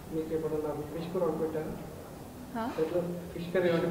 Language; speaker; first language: Telugu; native; Telugu